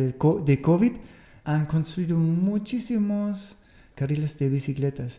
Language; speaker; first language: Spanish; non-native, fluent; German